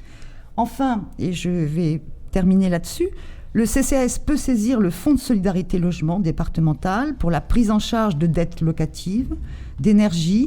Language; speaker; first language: French; native; French